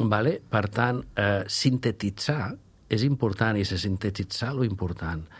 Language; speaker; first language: Catalan; non-native, local second language; Spanish